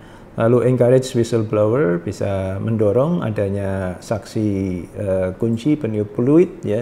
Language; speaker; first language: Indonesian; native; Indonesian